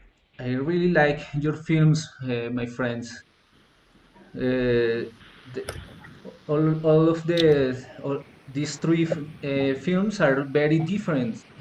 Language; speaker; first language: English; non-native, fluent; Spanish